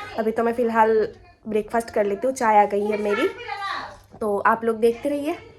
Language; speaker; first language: Hindi; non-native, local second language; Bangla